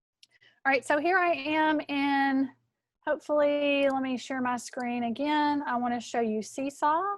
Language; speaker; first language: English; native; English